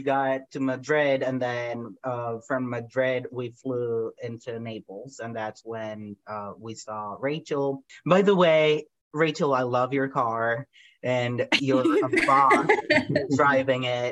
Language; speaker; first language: English; non-native, fluent; Spanish